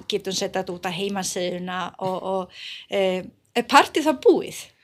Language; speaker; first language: Icelandic; native; Icelandic